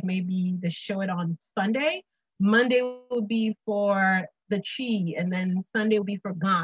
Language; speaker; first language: English; non-native, local second language; Akan